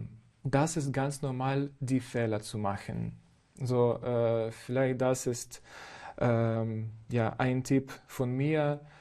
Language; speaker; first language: German; non-native, fluent; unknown